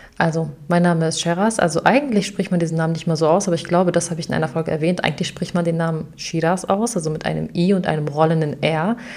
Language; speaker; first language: German; early bilingual, other home language; Arabic